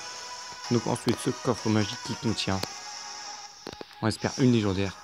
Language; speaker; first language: French; native; French